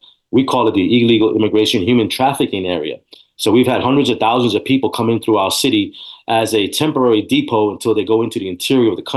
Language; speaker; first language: English; native; English